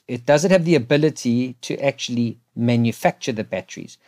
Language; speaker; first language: English; native; English